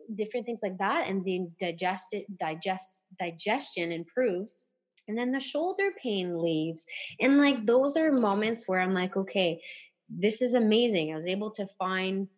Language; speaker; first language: English; non-native, fluent; French